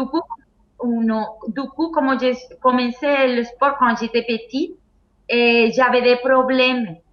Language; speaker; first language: French; non-native, fluent; Spanish